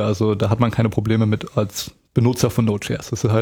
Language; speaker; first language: German; native; German